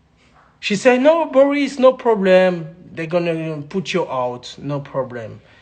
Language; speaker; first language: English; non-native, learner; French